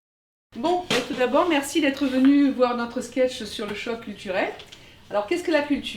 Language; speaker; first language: French; native; French